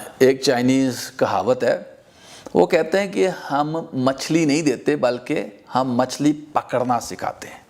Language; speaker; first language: Urdu; non-native, local second language; Punjabi